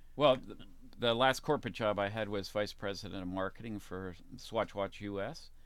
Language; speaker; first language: English; native; English